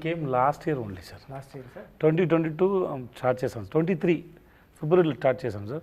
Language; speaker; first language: Telugu; non-native, learner; Tamil